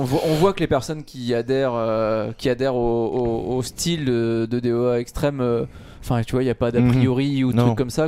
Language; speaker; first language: French; native; French